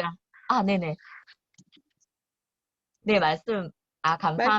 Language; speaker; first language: Korean; native; Korean